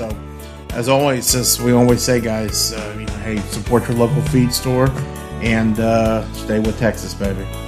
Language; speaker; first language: English; native; English